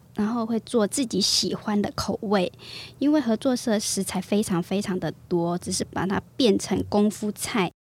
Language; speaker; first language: Chinese; native; Chinese